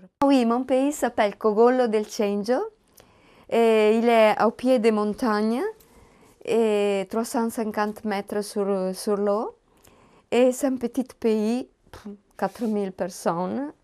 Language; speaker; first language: French; non-native, learner; Italian